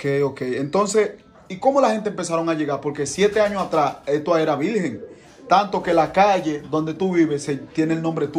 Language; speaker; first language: Spanish; native; Spanish